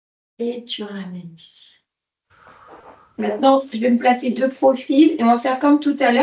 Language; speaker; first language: French; native; French